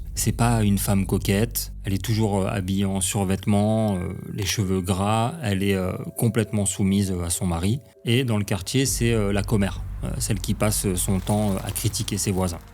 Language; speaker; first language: French; native; French